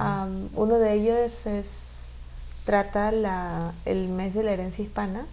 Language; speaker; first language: Spanish; non-native, fluent; English